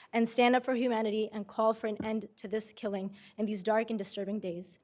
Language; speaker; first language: English; native; English